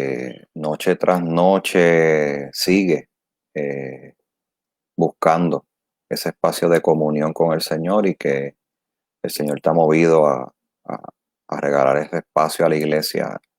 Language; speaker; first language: Spanish; native; Spanish